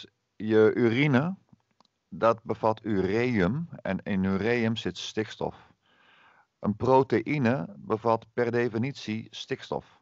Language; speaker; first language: Dutch; native; Dutch